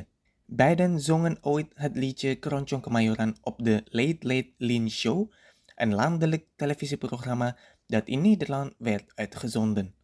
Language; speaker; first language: Dutch; non-native, fluent; Indonesian